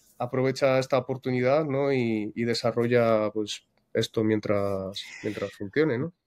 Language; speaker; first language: Spanish; non-native, fluent; Russian